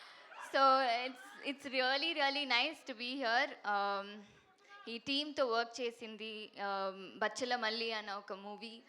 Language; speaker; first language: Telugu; non-native, fluent; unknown